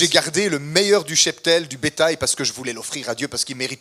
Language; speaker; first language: French; native; French